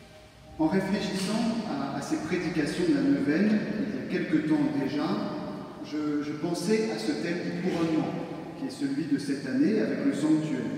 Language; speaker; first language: French; native; French